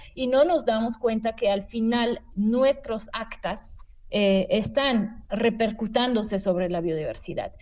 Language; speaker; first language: Spanish; non-native, fluent; French